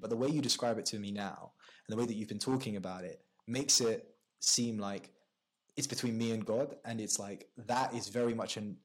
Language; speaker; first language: English; native; English